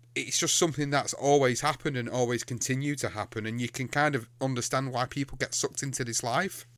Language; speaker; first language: English; native; English